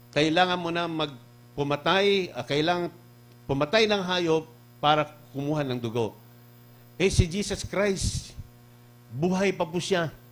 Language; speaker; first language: Filipino; non-native, local second language; Cebuano